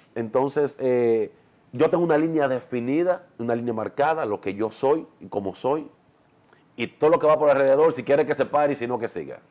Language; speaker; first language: Spanish; native; Spanish